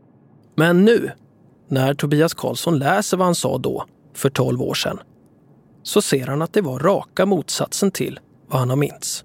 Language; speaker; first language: Swedish; native; Swedish